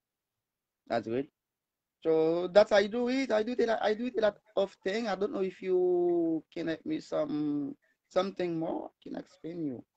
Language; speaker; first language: English; non-native, learner; Haitian Creole